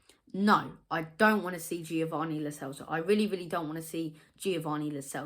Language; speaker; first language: English; native; English